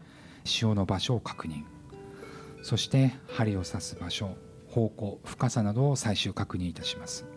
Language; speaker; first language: Japanese; native; Japanese